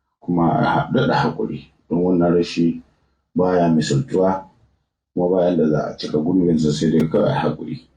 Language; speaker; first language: Hausa; native; Hausa